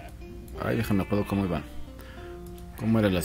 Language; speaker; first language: Spanish; native; Spanish